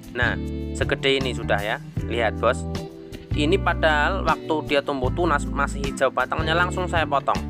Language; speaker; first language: Indonesian; non-native, local second language; Javanese